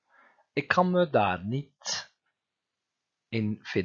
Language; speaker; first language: Dutch; non-native, fluent; Turkish